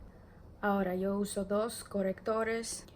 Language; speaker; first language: Spanish; early bilingual, heritage; English